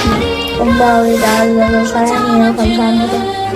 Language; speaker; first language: Korean; early bilingual, heritage; Korean